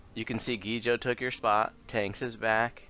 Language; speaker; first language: English; native; English